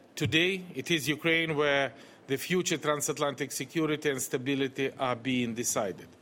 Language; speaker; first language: English; non-native, fluent; Russian